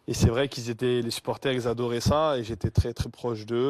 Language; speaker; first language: French; native; French